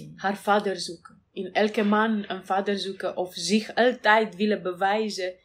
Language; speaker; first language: Dutch; non-native, fluent; Romanian